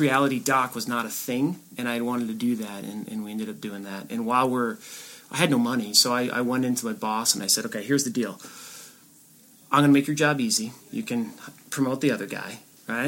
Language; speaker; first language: English; native; English